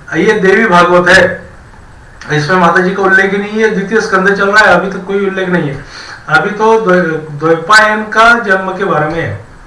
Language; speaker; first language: Hindi; non-native, local second language; Marathi